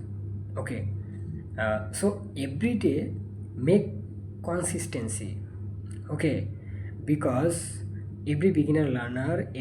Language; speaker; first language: English; non-native, learner; Bangla